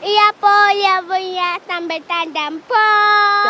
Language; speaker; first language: Portuguese; early bilingual, heritage; Portuguese